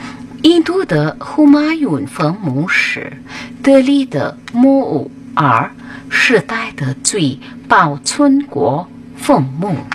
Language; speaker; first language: Chinese; non-native, fluent; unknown